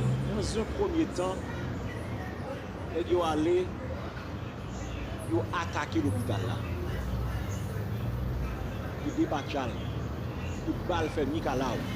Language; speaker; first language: French; non-native, local second language; Haitian Creole